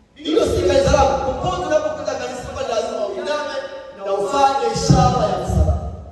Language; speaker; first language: Swahili; native; Swahili